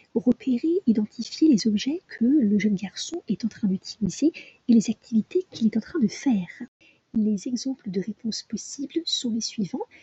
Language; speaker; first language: French; native; French